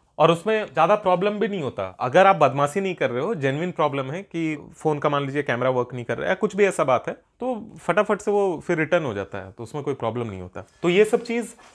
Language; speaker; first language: Hindi; native; Hindi